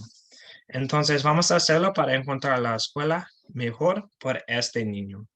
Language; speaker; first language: Spanish; non-native, learner; English